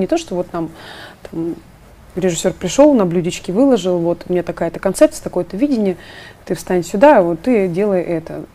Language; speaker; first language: Russian; native; Russian